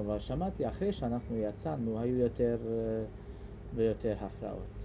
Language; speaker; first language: Hebrew; non-native, fluent; Hungarian